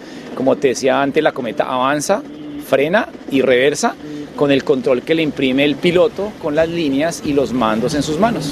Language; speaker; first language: Spanish; native; Spanish